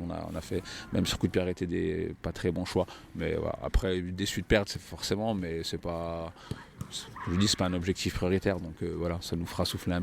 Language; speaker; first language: French; native; French